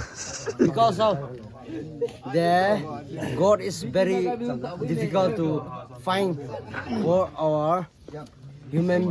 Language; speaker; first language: English; non-native, learner; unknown